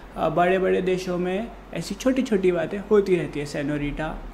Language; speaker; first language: German; non-native, fluent; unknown